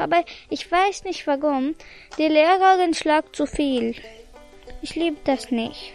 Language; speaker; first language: German; non-native, learner; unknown